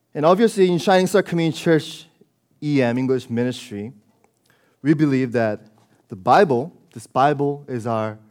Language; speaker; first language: English; early bilingual, other home language; Korean